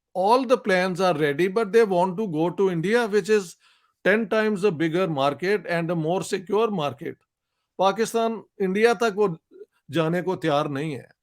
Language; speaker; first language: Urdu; non-native, local second language; Punjabi